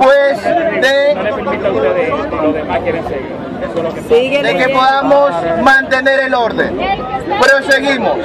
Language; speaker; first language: Spanish; native; Spanish